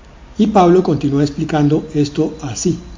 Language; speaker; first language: Spanish; native; Spanish